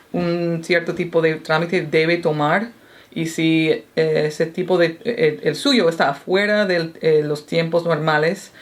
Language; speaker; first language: Spanish; non-native, fluent; English